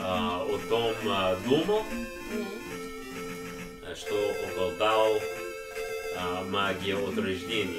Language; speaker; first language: Russian; non-native, learner; English